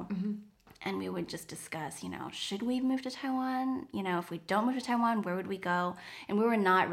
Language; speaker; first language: English; non-native, fluent; Chinese